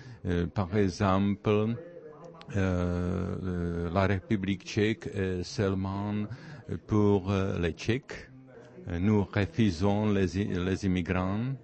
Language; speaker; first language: French; non-native, learner; Czech